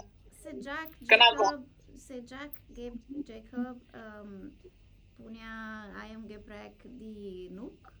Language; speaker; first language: Indonesian; non-native, learner; English